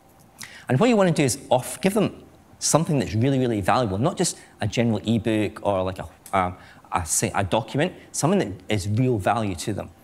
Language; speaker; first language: English; native; English